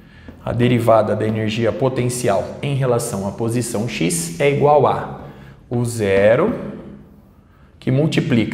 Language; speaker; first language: Portuguese; native; Portuguese